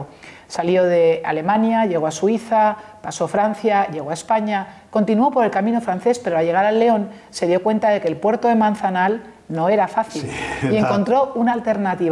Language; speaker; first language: Spanish; native; Spanish